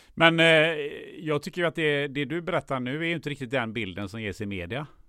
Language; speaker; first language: Swedish; non-native, local second language; German